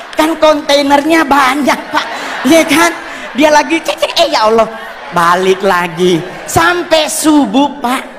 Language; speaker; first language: Indonesian; native; Indonesian